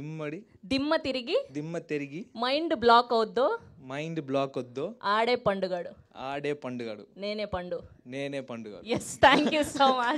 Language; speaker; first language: Telugu; native; Telugu